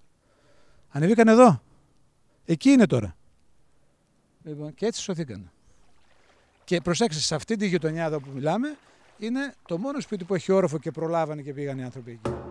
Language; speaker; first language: Greek; native; Greek